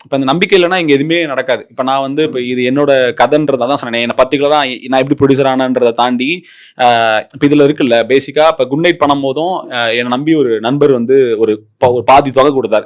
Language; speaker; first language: Tamil; native; Tamil